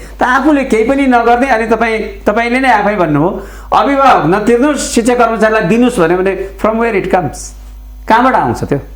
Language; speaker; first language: Nepali; native; Nepali